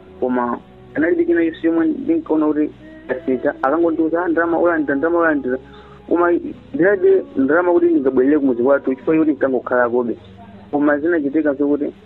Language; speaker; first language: Nyanja; native; Nyanja